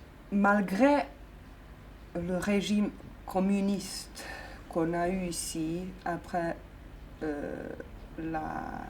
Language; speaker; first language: French; non-native, fluent; Bosnian